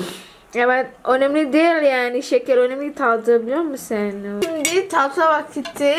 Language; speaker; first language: Turkish; non-native, learner; Indonesian